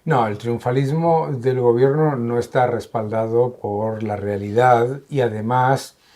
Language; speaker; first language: Spanish; native; Spanish